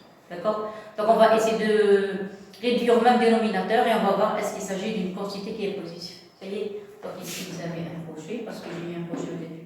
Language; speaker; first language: French; non-native, local second language; Arabic